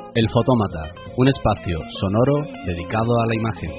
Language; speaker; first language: Spanish; native; Spanish